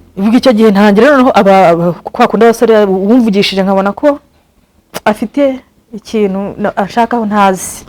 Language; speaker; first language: Kinyarwanda; early bilingual, heritage; Kinyarwanda